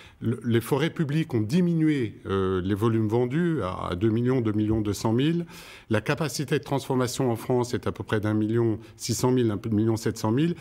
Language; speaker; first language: French; native; French